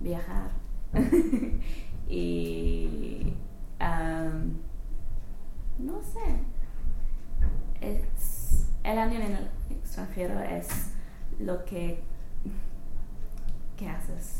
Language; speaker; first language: Spanish; non-native, learner; English